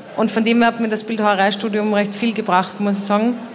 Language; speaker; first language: German; native; German